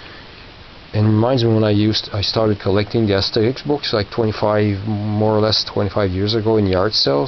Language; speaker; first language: English; non-native, local second language; French